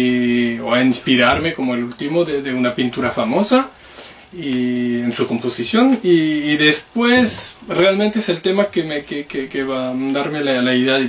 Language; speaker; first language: Spanish; non-native, fluent; French